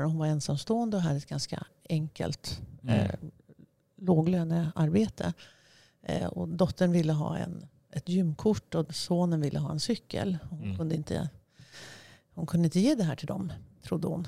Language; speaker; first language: Swedish; native; Swedish